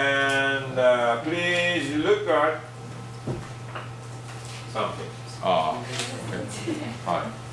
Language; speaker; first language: English; non-native, fluent; Japanese